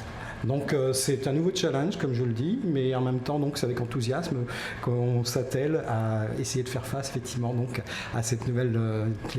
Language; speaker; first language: French; native; French